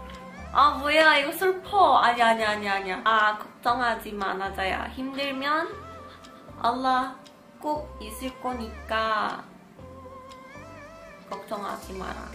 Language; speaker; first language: Korean; non-native, fluent; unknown